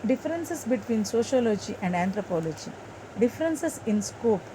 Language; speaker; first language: English; non-native, local second language; Kannada